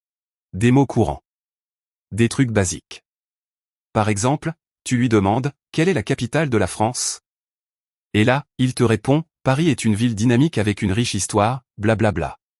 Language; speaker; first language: French; native; French